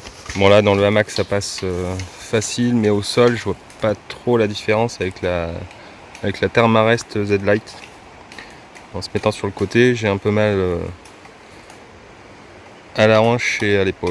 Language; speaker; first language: French; native; French